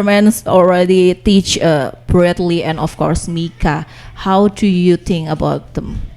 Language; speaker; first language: English; non-native, learner; Indonesian